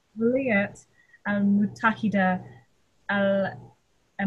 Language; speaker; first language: Arabic; non-native, learner; English